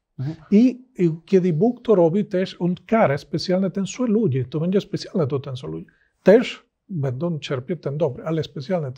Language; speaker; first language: Polish; non-native, learner; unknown